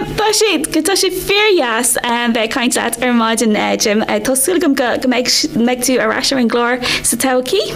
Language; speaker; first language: Irish; non-native, local second language; English